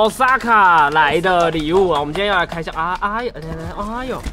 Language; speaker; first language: Chinese; native; Chinese